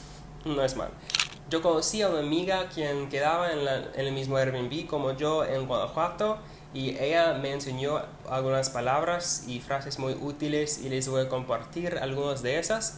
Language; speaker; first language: Spanish; non-native, learner; English